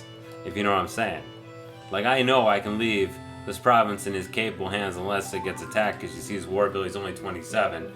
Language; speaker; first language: English; native; English